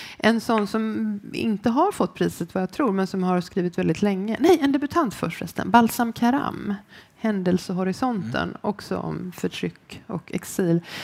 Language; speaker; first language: Swedish; native; Swedish